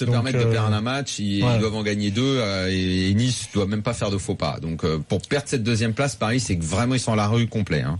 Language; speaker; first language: French; native; French